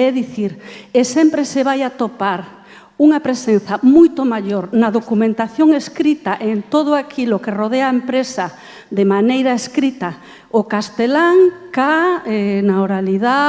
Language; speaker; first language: Galician; native; Galician